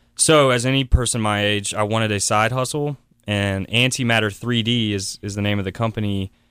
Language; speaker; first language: English; native; English